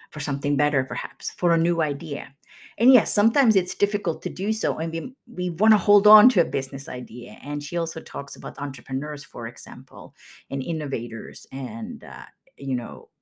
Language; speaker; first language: English; non-native, fluent; Swedish